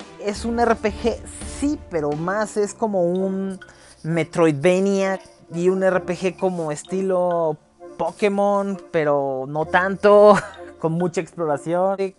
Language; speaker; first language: Spanish; native; Spanish